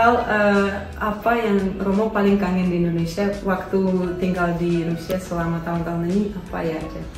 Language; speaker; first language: Indonesian; non-native, fluent; Russian